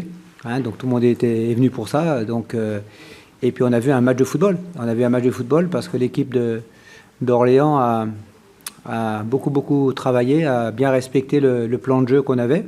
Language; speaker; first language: French; native; French